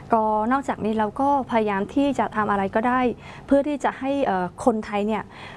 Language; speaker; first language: Thai; non-native, fluent; Khmer